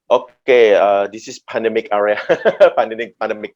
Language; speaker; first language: English; non-native, learner; Indonesian